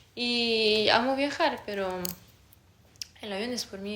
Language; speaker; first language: Spanish; non-native, learner; French